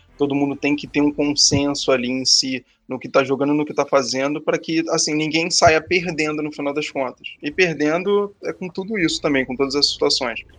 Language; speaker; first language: Portuguese; native; Portuguese